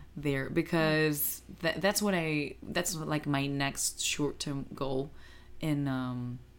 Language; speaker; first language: English; non-native, fluent; Spanish